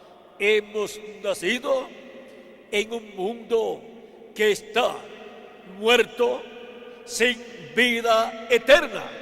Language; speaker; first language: Spanish; native; Spanish